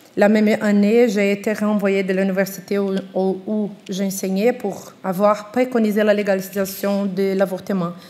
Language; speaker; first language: French; non-native, fluent; Portuguese